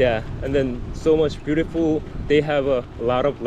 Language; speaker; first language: English; non-native, learner; Korean